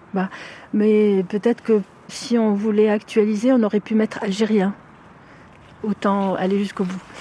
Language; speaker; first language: French; non-native, local second language; Arabic